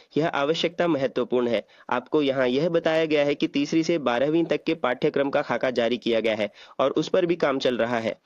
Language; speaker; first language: Hindi; non-native, local second language; Marathi